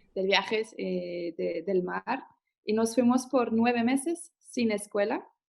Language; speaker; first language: Spanish; non-native, fluent; French